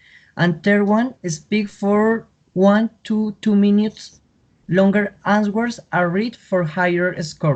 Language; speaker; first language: English; non-native, fluent; Spanish